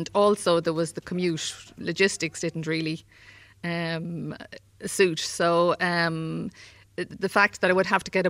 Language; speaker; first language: English; native; English